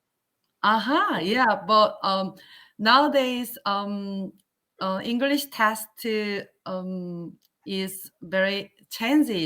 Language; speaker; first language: English; non-native, learner; Korean